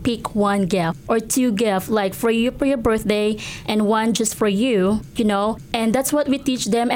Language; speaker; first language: English; non-native, local second language; Cebuano